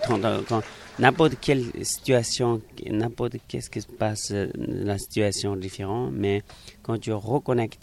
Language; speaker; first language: French; non-native, learner; Tibetan